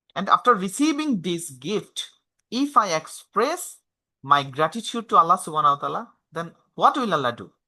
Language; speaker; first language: English; non-native, local second language; Bangla